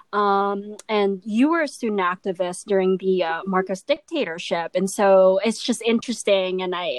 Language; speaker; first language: English; non-native, local second language; Filipino